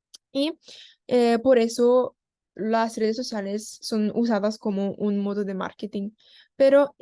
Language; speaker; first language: Spanish; non-native, learner; Korean